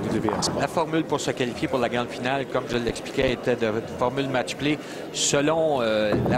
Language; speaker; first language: French; native; French